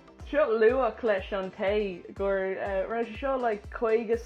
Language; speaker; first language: Irish; non-native, local second language; English